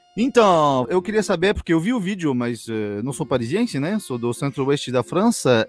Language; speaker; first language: Portuguese; non-native, fluent; French